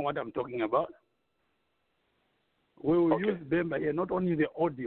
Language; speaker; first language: English; non-native, local second language; Nyanja